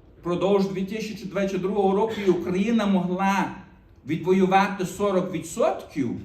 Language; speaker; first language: Ukrainian; early bilingual, heritage; Ukrainian